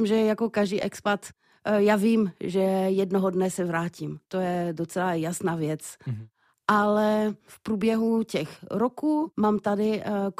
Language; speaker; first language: Czech; non-native, fluent; French